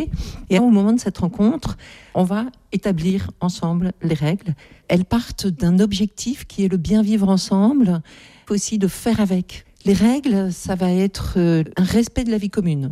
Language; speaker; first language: French; native; French